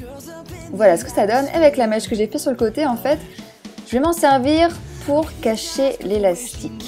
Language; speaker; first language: French; native; French